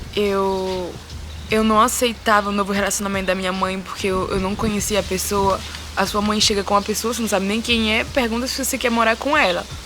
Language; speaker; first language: Portuguese; early bilingual, heritage; Portuguese